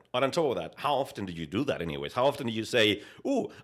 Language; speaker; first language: English; non-native, fluent; Spanish